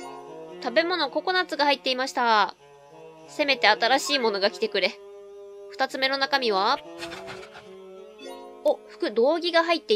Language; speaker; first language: Japanese; native; Japanese